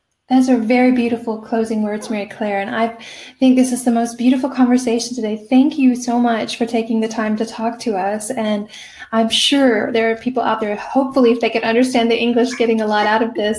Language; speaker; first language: English; native; English